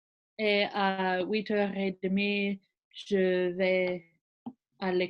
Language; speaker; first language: French; non-native, learner; English